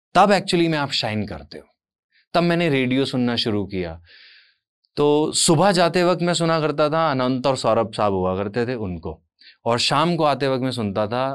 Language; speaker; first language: Hindi; native; Hindi